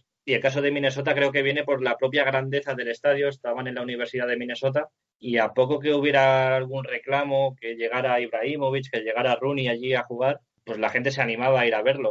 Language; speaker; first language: Spanish; native; Spanish